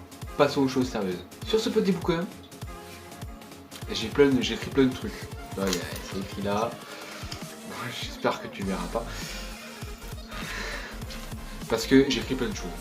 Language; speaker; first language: French; native; French